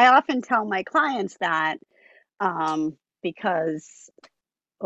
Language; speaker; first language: English; native; English